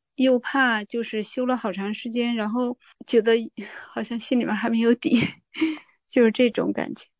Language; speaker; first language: Chinese; native; Chinese